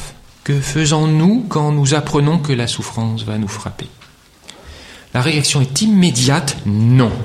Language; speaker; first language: French; native; French